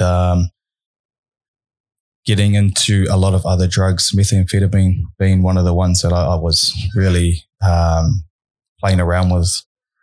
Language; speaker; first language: English; native; English